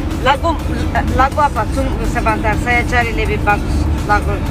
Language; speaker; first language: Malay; non-native, learner; Turkish